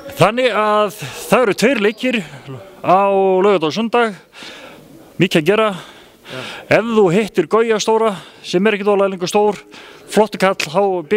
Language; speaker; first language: Icelandic; native; Icelandic